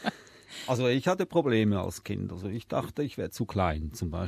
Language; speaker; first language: German; native; German